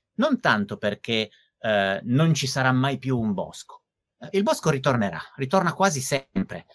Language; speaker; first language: Italian; native; Italian